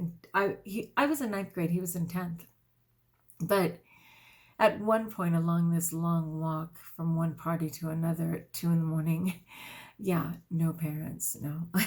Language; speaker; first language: English; native; English